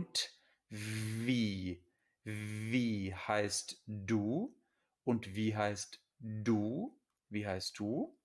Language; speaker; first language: German; non-native, fluent; English